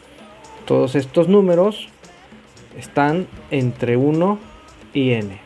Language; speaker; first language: Spanish; native; Spanish